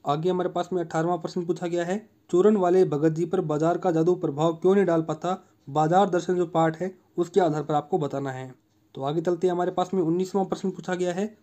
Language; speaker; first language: Hindi; native; Hindi